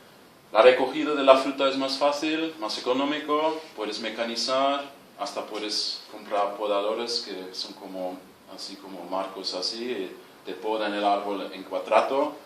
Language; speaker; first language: Spanish; non-native, fluent; German